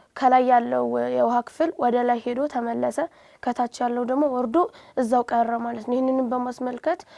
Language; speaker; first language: Amharic; native; Amharic